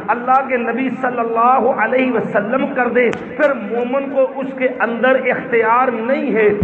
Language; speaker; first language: Urdu; non-native, local second language; Punjabi